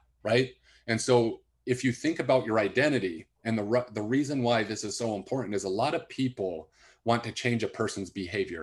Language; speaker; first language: English; native; English